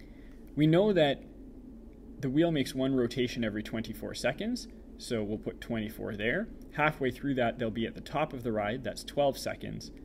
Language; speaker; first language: English; native; English